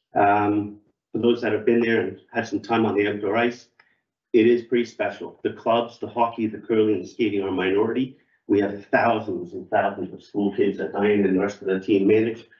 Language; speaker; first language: English; native; English